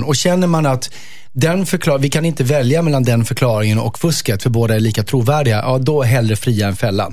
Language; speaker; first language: Swedish; native; Swedish